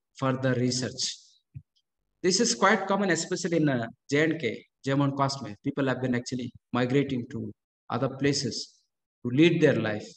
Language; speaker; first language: English; non-native, local second language; Kannada